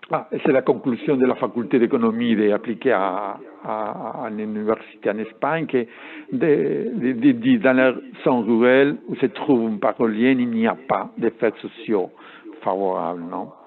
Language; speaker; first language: French; non-native, learner; Spanish